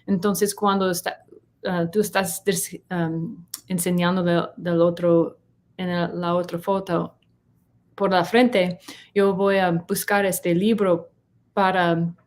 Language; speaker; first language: Spanish; non-native, learner; English